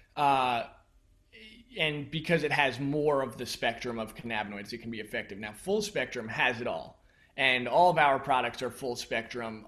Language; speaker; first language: English; native; English